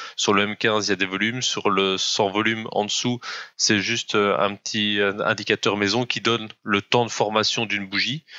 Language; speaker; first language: French; native; French